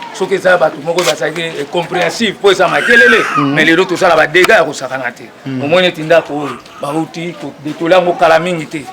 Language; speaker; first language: Lingala; native; Lingala